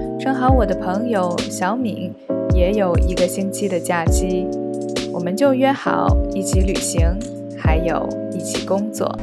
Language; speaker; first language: Chinese; native; Chinese